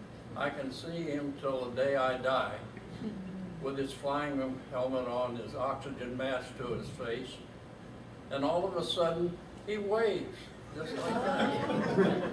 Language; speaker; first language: English; native; English